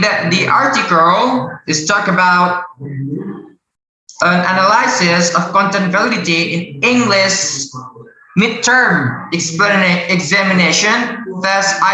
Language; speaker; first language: English; non-native, learner; Indonesian